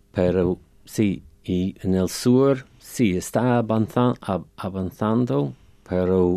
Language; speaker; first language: Spanish; non-native, fluent; English